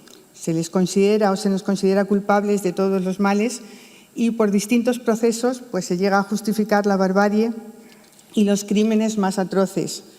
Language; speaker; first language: Spanish; native; Spanish